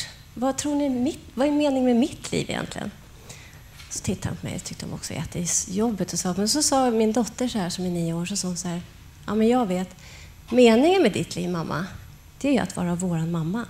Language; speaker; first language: Swedish; native; Swedish